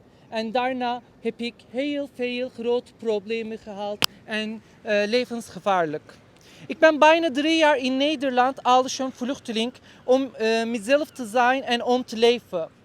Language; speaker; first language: Dutch; non-native, fluent; Turkish